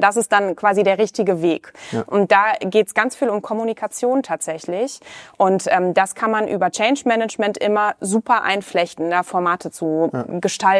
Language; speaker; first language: German; native; German